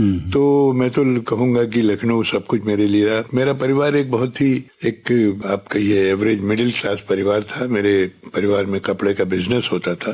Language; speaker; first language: Hindi; native; Hindi